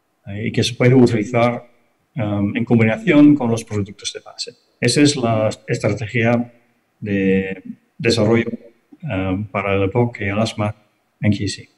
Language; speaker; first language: Spanish; non-native, fluent; Italian